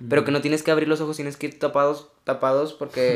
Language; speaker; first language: Spanish; native; Spanish